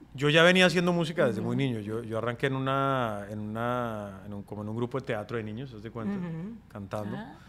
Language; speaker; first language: Spanish; native; Spanish